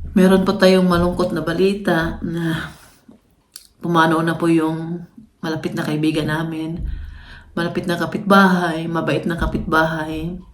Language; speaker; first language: Filipino; non-native, local second language; Cebuano